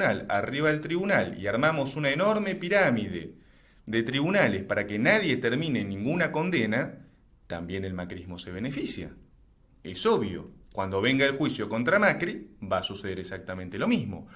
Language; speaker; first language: Spanish; native; Spanish